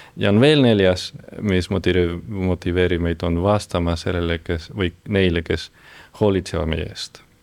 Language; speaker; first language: Estonian; non-native, fluent; Spanish